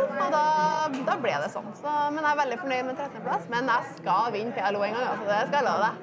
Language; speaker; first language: Norwegian; native; Norwegian